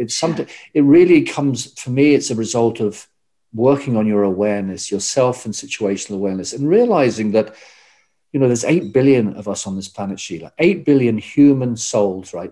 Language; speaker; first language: English; native; English